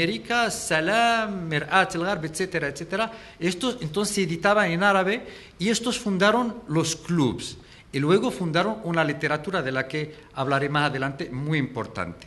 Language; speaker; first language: Spanish; non-native, fluent; Arabic